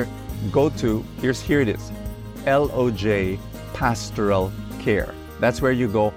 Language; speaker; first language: English; non-native, local second language; Filipino